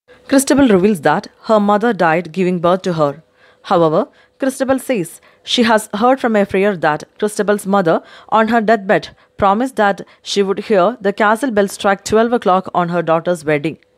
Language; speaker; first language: English; non-native, local second language; Malayalam